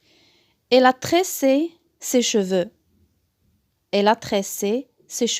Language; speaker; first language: French; non-native, local second language; Arabic